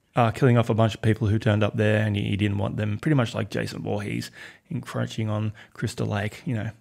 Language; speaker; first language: English; native; English